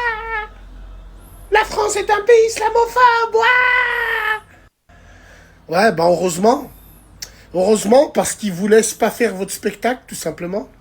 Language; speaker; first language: French; native; French